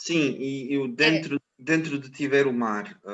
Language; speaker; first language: Portuguese; non-native, fluent; Croatian